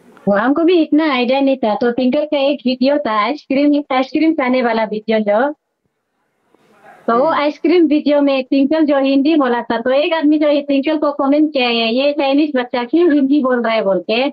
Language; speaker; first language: Hindi; non-native, local second language; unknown